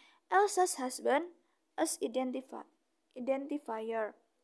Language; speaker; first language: English; non-native, learner; Indonesian